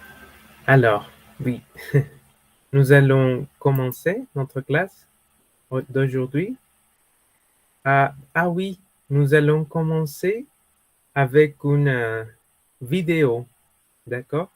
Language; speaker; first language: French; non-native, fluent; Spanish